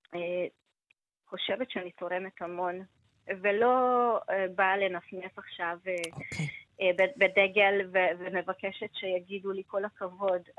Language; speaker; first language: Hebrew; non-native, fluent; Hungarian